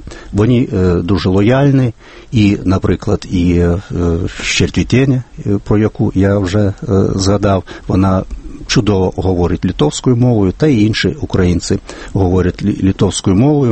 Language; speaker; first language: Ukrainian; non-native, fluent; Lithuanian